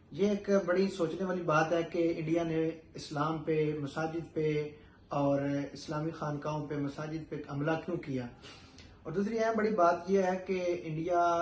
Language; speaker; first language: Urdu; native; Urdu